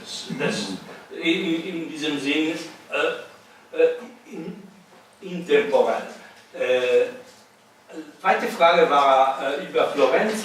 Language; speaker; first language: German; non-native, learner; Italian